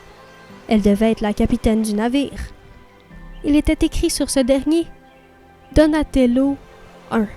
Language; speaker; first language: French; native; French